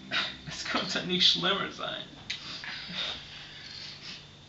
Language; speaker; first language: German; non-native, learner; English